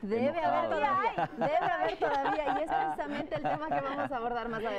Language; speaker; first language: Spanish; native; Spanish